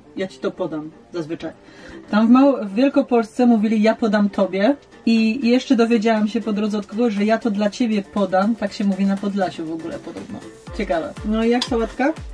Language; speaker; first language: Polish; native; Polish